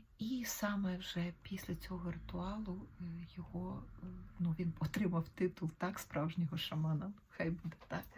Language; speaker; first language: Ukrainian; native; Ukrainian